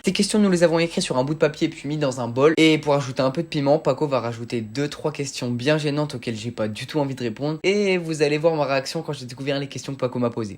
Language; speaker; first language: French; native; French